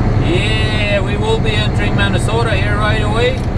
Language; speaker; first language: English; non-native, fluent; Low German